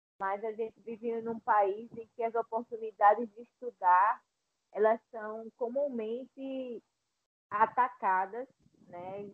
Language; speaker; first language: Portuguese; native; Portuguese